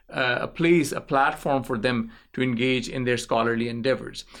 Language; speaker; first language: English; non-native, local second language; Urdu